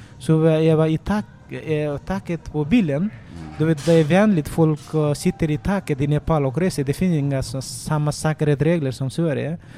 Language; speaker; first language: Swedish; non-native, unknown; Nepali